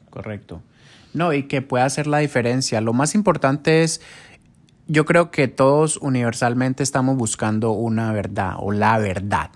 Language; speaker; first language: Spanish; early bilingual, heritage; Spanish